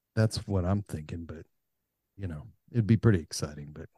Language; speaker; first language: English; native; English